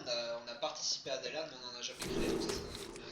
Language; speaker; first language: French; native; French